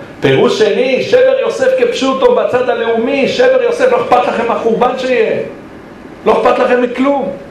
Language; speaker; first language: Hebrew; native; Hebrew